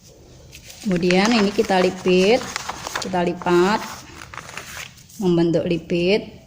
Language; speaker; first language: Indonesian; native; Indonesian